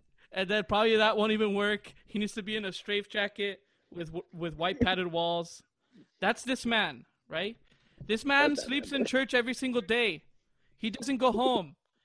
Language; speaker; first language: English; early bilingual, other home language; Spanish